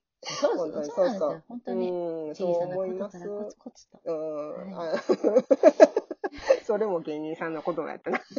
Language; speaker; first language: Japanese; native; Japanese